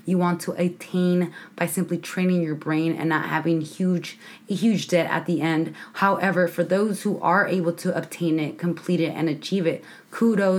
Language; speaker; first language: English; native; English